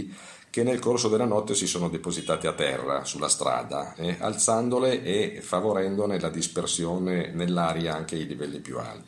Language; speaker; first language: Italian; native; Italian